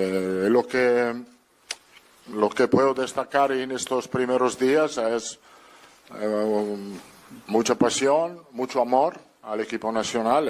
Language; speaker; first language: Spanish; non-native, fluent; Italian